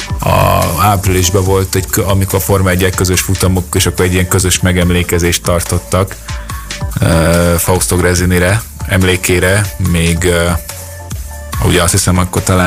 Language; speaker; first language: Hungarian; native; Hungarian